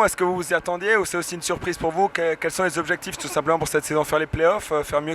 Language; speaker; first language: French; native; French